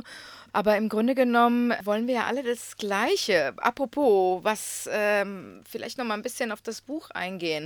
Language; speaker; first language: German; non-native, fluent; Croatian